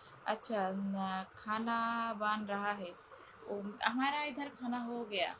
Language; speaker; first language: Hindi; non-native, fluent; Bangla